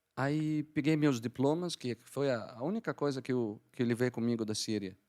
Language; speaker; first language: Portuguese; non-native, fluent; Arabic